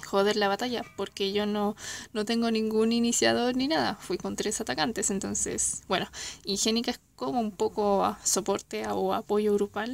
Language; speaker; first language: Spanish; native; Spanish